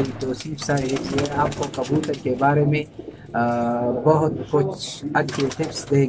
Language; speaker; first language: Hindi; non-native, local second language; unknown